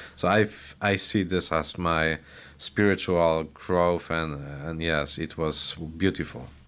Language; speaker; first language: English; non-native, fluent; Polish